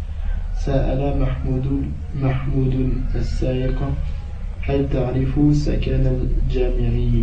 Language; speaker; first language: Arabic; non-native, learner; French